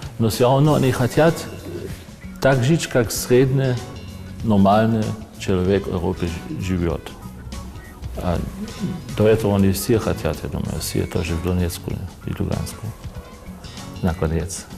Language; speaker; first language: Russian; non-native, fluent; German